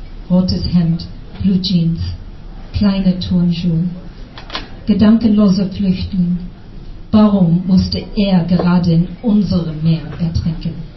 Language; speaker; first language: German; non-native, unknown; English